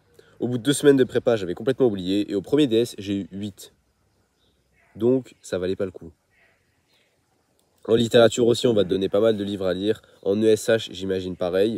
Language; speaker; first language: French; native; French